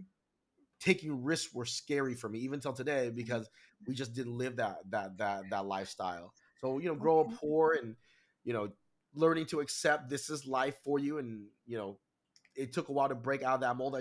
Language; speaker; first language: English; early bilingual, other home language; Vietnamese